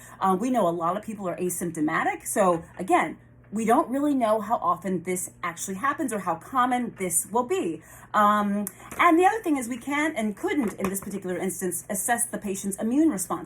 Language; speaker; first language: English; native; English